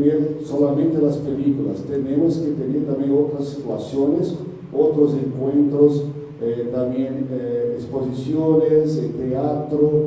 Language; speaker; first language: Spanish; non-native, learner; Portuguese